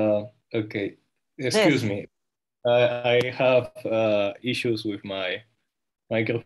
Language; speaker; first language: English; non-native, learner; Spanish